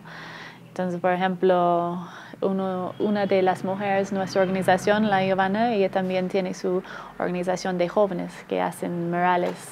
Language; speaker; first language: Spanish; non-native, fluent; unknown